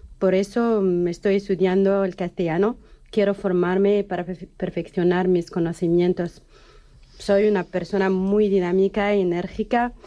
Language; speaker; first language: Spanish; non-native, learner; Arabic